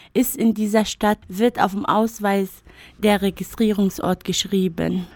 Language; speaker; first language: German; non-native, fluent; Arabic